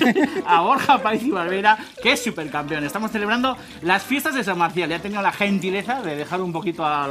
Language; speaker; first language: Spanish; native; Spanish